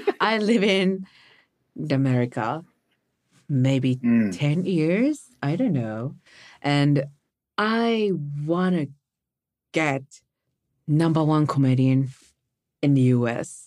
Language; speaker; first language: English; non-native, learner; Japanese